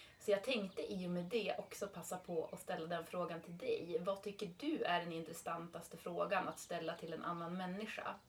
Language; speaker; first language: Swedish; native; Swedish